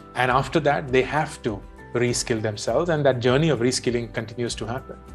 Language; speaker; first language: English; non-native, local second language; Hindi